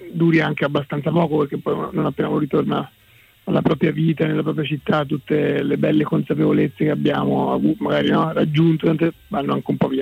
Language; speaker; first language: Italian; native; Italian